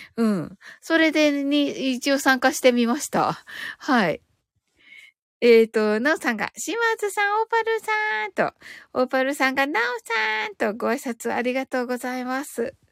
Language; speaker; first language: Japanese; native; Japanese